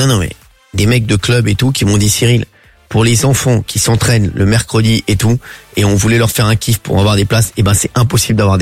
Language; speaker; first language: French; native; French